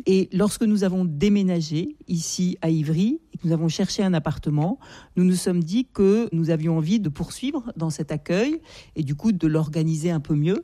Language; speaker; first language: French; native; French